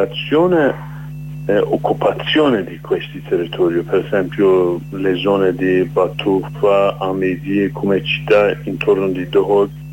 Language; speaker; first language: Italian; non-native, learner; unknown